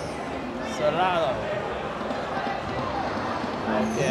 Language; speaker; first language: Spanish; non-native, learner; English